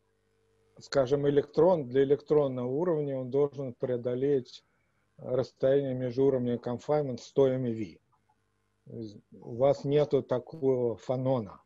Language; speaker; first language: Russian; native; Russian